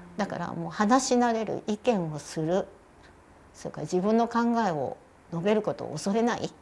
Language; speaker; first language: Japanese; native; Japanese